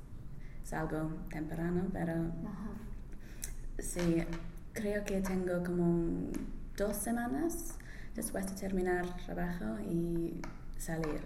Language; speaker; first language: Spanish; non-native, learner; English